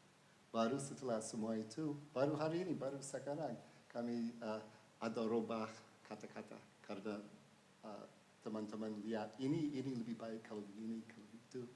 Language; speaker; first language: Indonesian; non-native, fluent; English